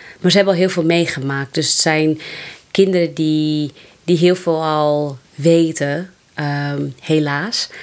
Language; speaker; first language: Dutch; native; Dutch